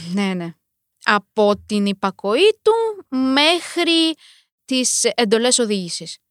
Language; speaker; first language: Greek; early bilingual, other home language; Romanian